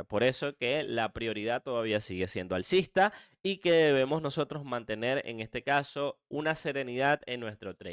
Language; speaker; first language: Spanish; native; Spanish